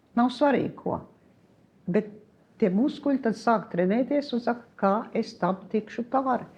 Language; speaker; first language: Latvian; early bilingual, heritage; Latvian